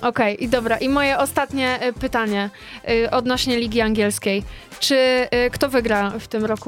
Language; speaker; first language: Polish; native; Polish